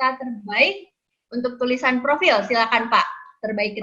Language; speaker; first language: Indonesian; native; Indonesian